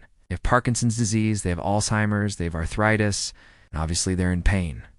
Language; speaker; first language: English; native; English